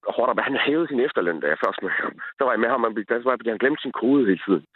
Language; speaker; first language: Danish; native; Danish